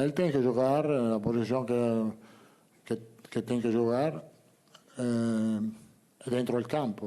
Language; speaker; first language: Portuguese; non-native, learner; Italian